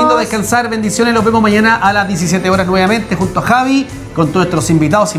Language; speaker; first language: Spanish; native; Spanish